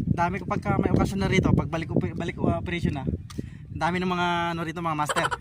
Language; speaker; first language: Filipino; non-native, local second language; Cebuano